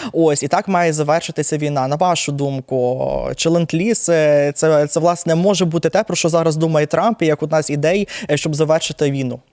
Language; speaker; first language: Ukrainian; native; Ukrainian